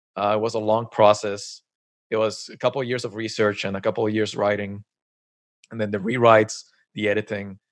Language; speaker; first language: English; non-native, fluent; Spanish